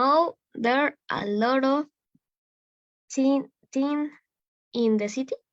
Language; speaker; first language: English; non-native, learner; Spanish